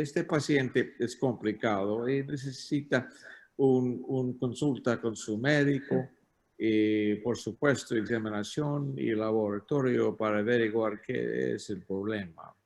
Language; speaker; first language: Spanish; non-native, learner; English